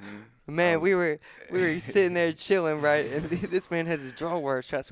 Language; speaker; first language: English; native; English